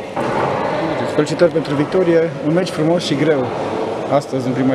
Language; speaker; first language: Romanian; native; Romanian